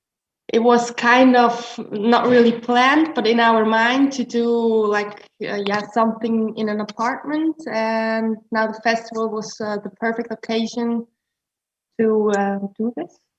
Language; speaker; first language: English; non-native, fluent; German